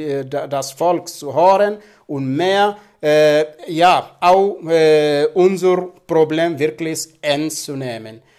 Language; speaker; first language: German; non-native, fluent; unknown